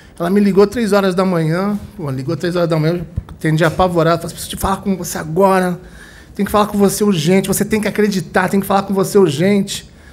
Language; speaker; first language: Portuguese; native; Portuguese